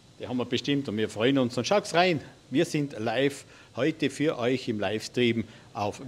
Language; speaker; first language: German; native; German